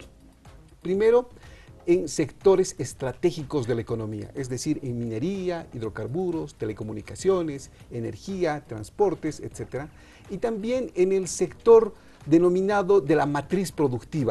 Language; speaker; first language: Spanish; native; Spanish